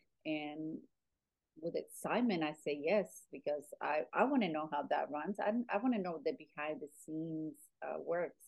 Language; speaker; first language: English; non-native, fluent; Spanish